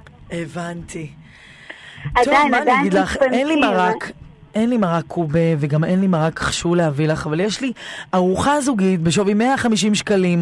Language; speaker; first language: Hebrew; native; Hebrew